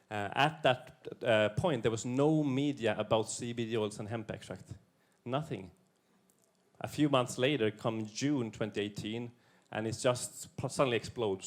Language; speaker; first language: English; non-native, fluent; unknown